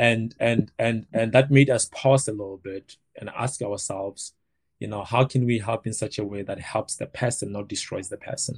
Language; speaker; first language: English; non-native, local second language; Northern Sotho